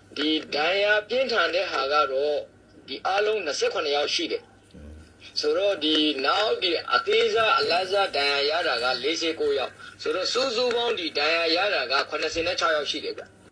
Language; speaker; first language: Burmese; native; Burmese